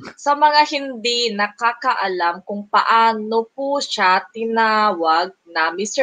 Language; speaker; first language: Filipino; native; Filipino